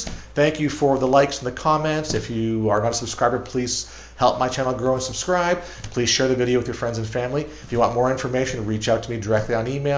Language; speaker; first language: English; native; English